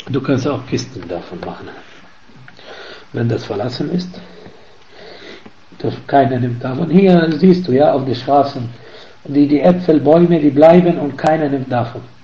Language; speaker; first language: German; non-native, fluent; Arabic